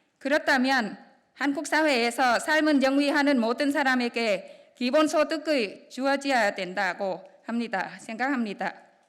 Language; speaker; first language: Korean; non-native, fluent; Vietnamese